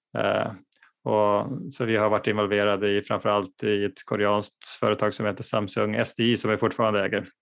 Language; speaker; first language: Swedish; native; Swedish